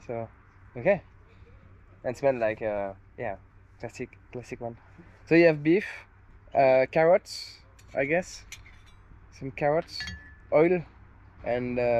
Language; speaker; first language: English; non-native, fluent; French